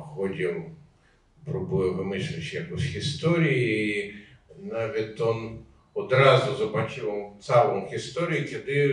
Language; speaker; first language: Polish; non-native, learner; Ukrainian